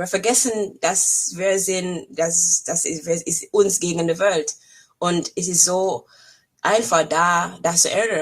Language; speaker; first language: German; non-native, fluent; English